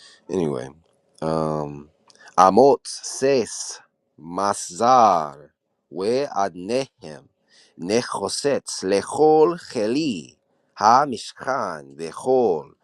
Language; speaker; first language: Hebrew; non-native, learner; English